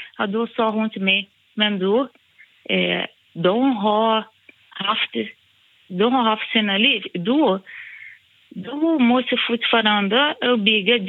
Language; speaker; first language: Swedish; non-native, fluent; Portuguese